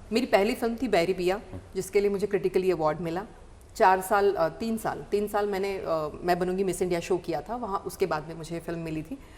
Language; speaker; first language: Hindi; non-native, local second language; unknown